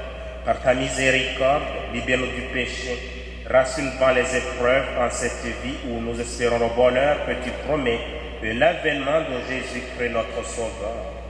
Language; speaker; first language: French; native; French